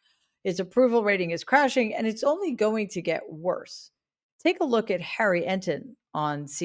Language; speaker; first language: English; native; English